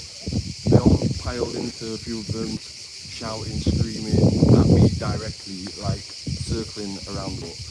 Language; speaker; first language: English; native; English